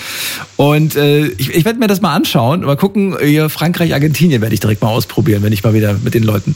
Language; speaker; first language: German; native; German